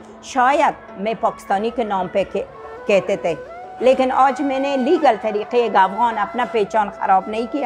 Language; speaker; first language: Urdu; non-native, fluent; Persian